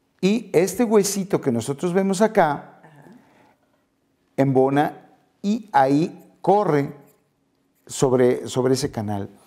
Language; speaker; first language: Spanish; native; Spanish